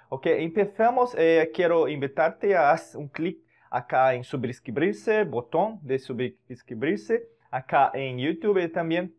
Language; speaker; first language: Spanish; non-native, fluent; Portuguese